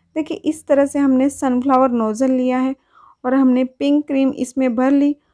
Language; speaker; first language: Hindi; non-native, local second language; Marathi